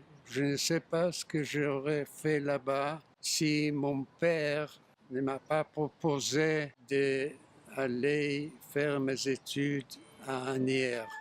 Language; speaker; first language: French; non-native, fluent; Yiddish